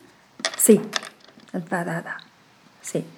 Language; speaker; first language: Spanish; non-native, learner; Chinese